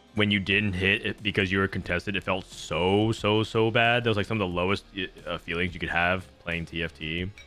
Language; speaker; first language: English; native; English